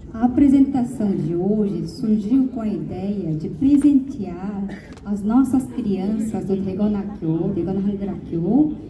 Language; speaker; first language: Portuguese; early bilingual, heritage; Korean